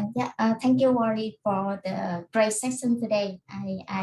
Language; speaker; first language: English; non-native, learner; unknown